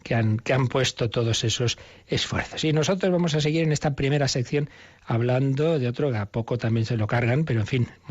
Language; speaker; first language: Spanish; native; Spanish